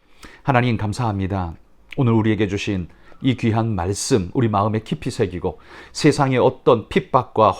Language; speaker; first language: Korean; native; Korean